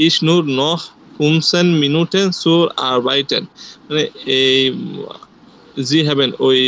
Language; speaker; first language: German; non-native, learner; Bangla